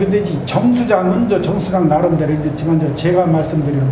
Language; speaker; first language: Korean; native; Korean